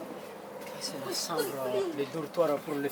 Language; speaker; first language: French; non-native, local second language; Malagasy